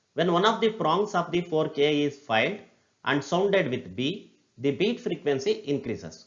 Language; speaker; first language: English; non-native, local second language; Kannada